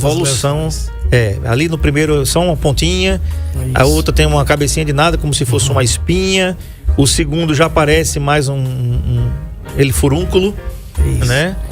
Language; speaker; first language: Portuguese; native; Portuguese